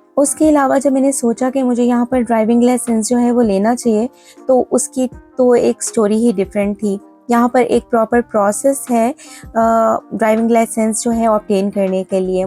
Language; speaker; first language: Urdu; native; Urdu